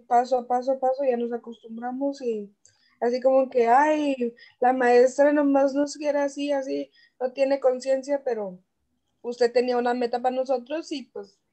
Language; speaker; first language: Spanish; native; Spanish